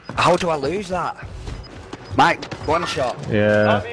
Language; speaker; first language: English; native; English